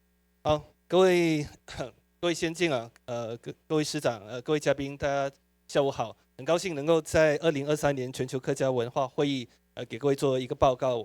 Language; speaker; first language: Chinese; native; Chinese